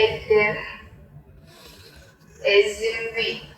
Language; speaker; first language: English; non-native, local second language; Malay